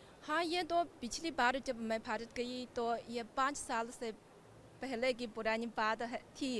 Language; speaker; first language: Hindi; non-native, fluent; Chinese